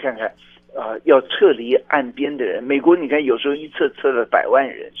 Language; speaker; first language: Chinese; native; Chinese